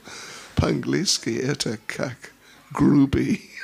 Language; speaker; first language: Russian; non-native, learner; English